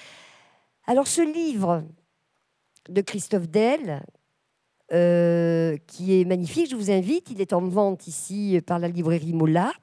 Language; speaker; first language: French; native; French